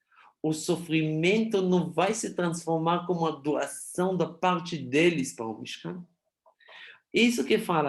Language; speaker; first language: Portuguese; non-native, fluent; Hebrew